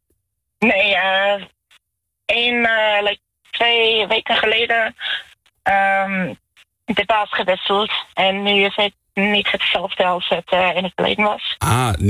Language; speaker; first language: Dutch; non-native, learner; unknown